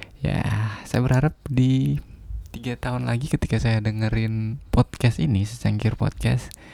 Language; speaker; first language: Indonesian; non-native, local second language; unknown